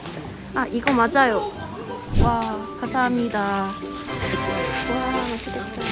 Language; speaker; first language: Korean; non-native, learner; Cantonese